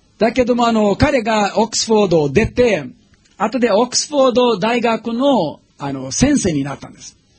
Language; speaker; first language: Japanese; non-native, fluent; English